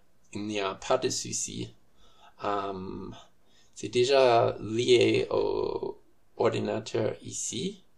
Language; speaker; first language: French; non-native, fluent; English